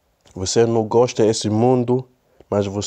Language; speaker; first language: Portuguese; non-native, learner; Spanish